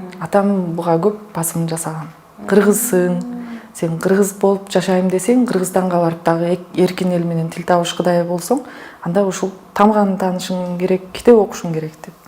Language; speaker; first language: Kyrgyz; native; Kyrgyz